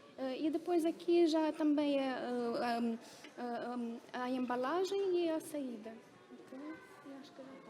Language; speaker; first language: Portuguese; non-native, fluent; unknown